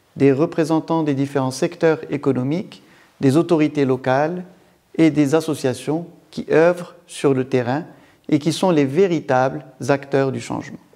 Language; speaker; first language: French; non-native, local second language; Arabic